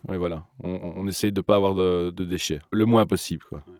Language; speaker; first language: French; native; French